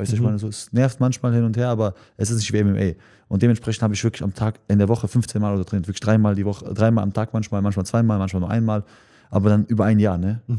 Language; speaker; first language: German; early bilingual, other home language; Chechen